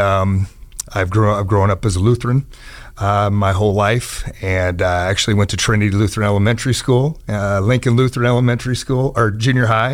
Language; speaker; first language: English; native; English